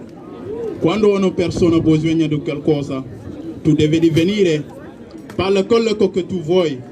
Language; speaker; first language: Italian; non-native, learner; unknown